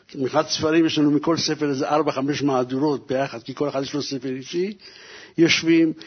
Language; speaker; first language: Hebrew; early bilingual, other home language; Persian